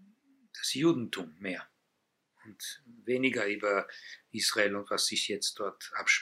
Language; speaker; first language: German; non-native, fluent; Hebrew